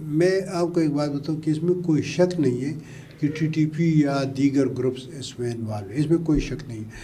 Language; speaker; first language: Urdu; non-native, local second language; Pashto